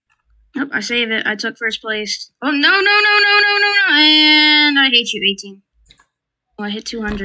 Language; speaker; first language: English; native; English